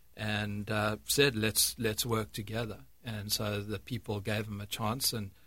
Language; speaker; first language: English; native; English